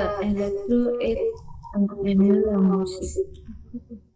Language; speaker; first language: French; non-native, learner; Indonesian